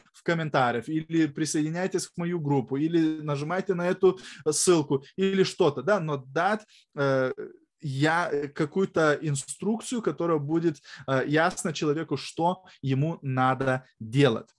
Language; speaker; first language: Russian; non-native, fluent; Lithuanian